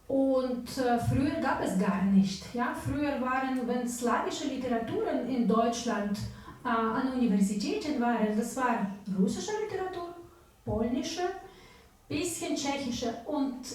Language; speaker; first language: German; non-native, fluent; Ukrainian